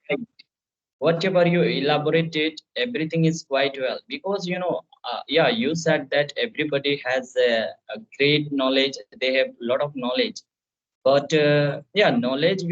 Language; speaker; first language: English; non-native, fluent; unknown